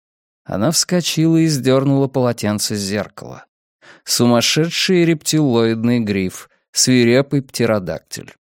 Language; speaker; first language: Russian; native; Russian